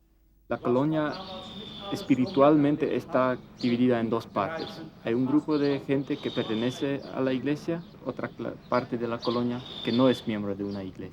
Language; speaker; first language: Spanish; early bilingual, heritage; Plautdietsch